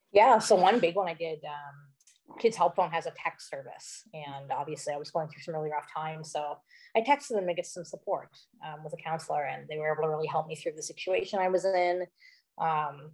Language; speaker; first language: English; native; English